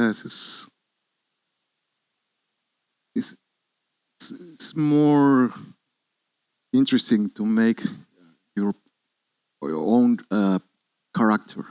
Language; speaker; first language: English; non-native, learner; Spanish